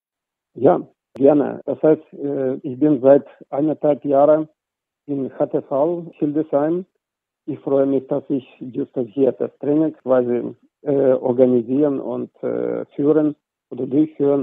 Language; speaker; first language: German; non-native, fluent; Russian